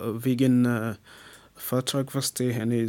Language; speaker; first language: German; non-native, learner; English